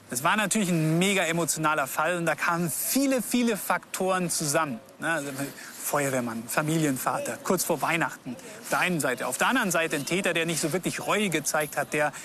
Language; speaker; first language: German; native; German